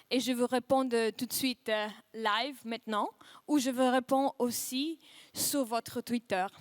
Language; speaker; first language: French; non-native, fluent; Russian